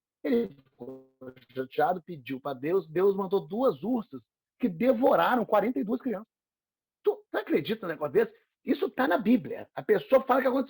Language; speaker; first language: Portuguese; native; Portuguese